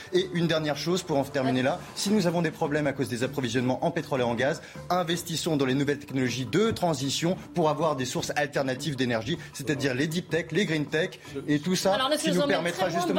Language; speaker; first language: French; native; French